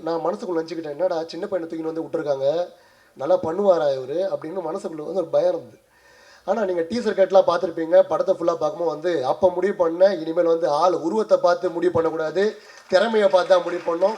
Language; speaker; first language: Tamil; native; Tamil